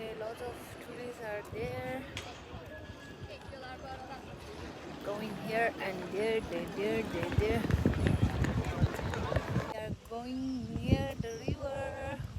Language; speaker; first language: English; non-native, learner; Tibetan